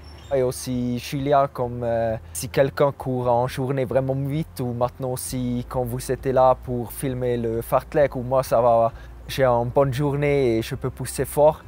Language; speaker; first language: French; non-native, local second language; German